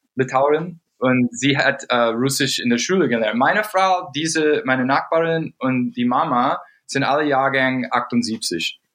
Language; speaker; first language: German; non-native, fluent; English